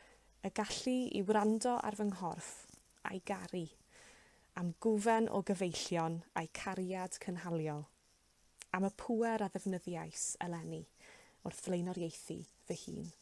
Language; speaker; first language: Welsh; native; Welsh